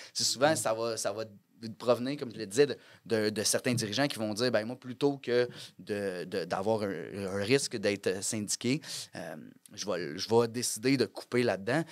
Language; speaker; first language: French; native; French